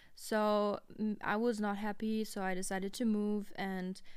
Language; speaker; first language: English; non-native, fluent; German